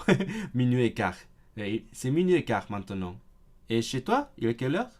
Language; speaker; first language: French; non-native, fluent; Cantonese